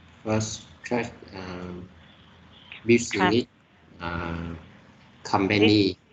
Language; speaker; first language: English; non-native, learner; Vietnamese